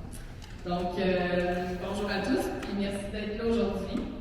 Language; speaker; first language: French; native; French